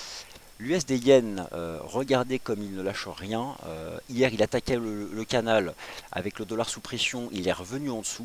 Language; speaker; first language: French; native; French